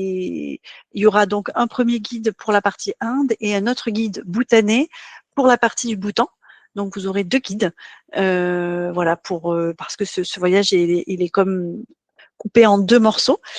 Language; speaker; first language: French; native; French